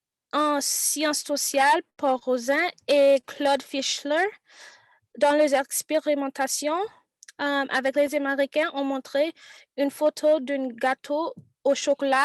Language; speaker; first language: French; non-native, learner; English